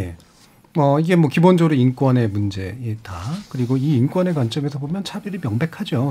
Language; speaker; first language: Korean; native; Korean